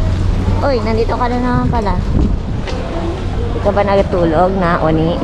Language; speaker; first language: Filipino; native; Filipino